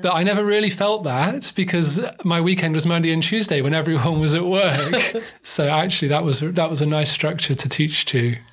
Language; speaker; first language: English; native; English